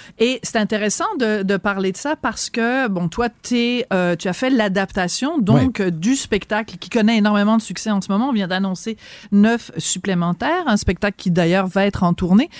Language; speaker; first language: French; native; French